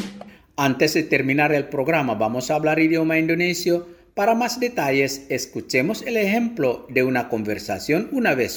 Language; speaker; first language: Spanish; non-native, fluent; Indonesian